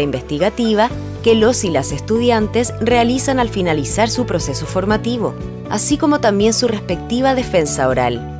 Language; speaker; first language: Spanish; native; Spanish